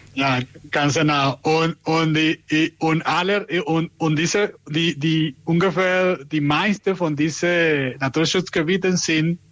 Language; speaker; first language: German; non-native, learner; Spanish